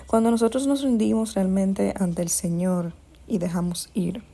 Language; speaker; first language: Spanish; native; Spanish